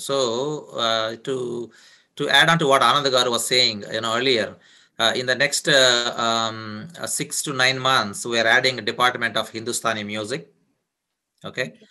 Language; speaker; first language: English; non-native, local second language; Telugu